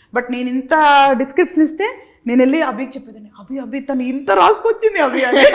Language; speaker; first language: Telugu; native; Telugu